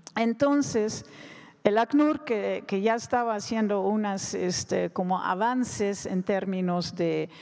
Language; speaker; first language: Spanish; non-native, fluent; Dutch